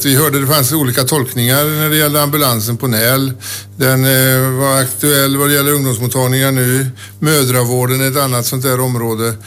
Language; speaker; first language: Swedish; native; Swedish